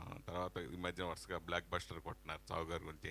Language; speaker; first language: Telugu; native; Telugu